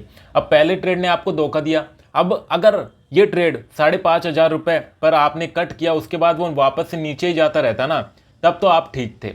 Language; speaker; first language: Hindi; native; Hindi